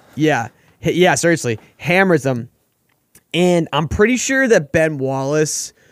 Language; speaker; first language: English; native; English